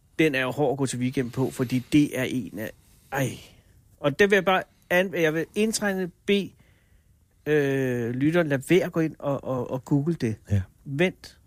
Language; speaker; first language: Danish; native; Danish